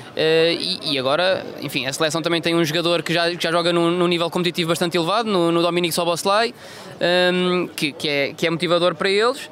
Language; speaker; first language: Portuguese; native; Portuguese